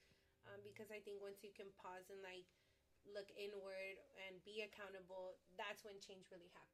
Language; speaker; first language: English; native; English